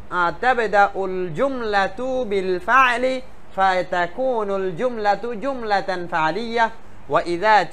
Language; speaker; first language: Arabic; non-native, fluent; Bangla